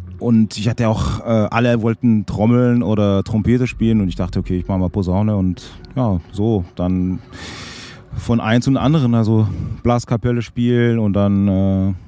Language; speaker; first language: German; non-native, local second language; French